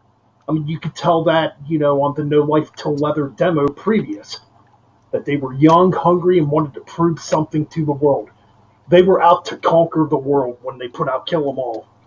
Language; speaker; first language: English; native; English